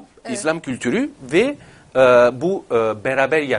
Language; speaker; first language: Turkish; non-native, fluent; Italian